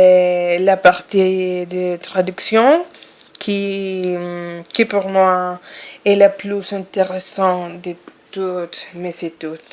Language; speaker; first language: French; non-native, fluent; Spanish